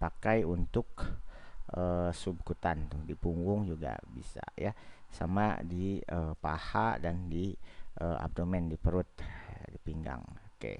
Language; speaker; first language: Indonesian; native; Indonesian